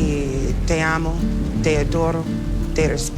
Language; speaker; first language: Spanish; non-native, learner; English